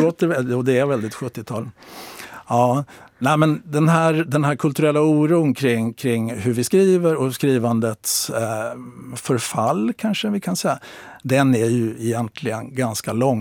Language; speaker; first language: Swedish; native; Swedish